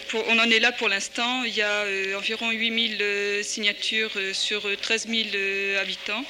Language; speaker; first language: French; native; French